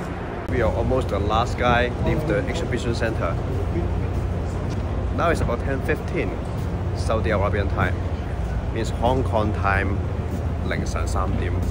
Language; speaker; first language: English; non-native, learner; Cantonese